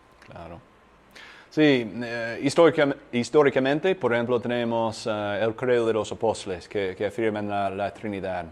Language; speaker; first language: Spanish; non-native, fluent; English